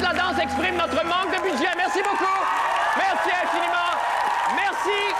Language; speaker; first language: French; native; French